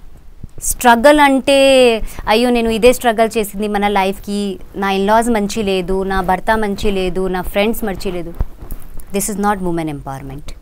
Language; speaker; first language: Telugu; non-native, local second language; Hindi